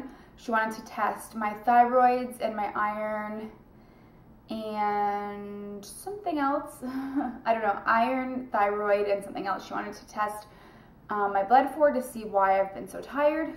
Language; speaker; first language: English; native; English